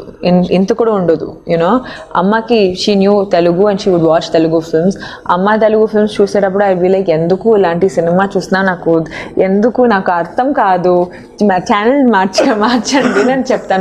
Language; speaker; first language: Telugu; early bilingual, heritage; Telugu